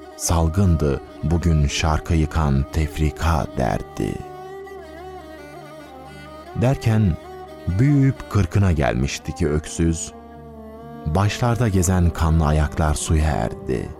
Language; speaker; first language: Turkish; native; Turkish